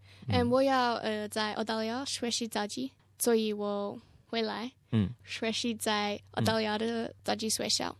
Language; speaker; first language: Chinese; non-native, learner; English